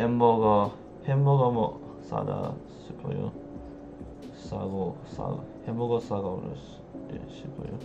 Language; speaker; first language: Korean; non-native, learner; English